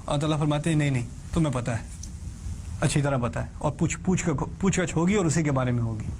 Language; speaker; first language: Urdu; early bilingual, heritage; Urdu